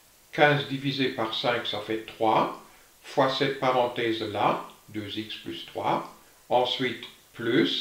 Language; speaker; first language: French; native; French